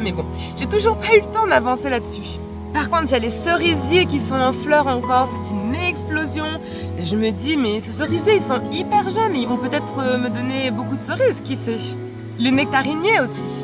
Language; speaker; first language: French; native; French